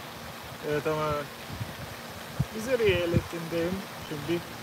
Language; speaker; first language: Turkish; non-native, learner; English